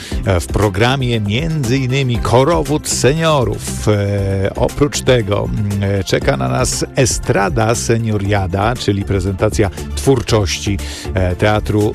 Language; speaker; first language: Polish; native; Polish